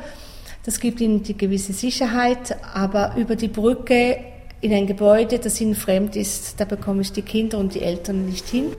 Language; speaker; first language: German; native; German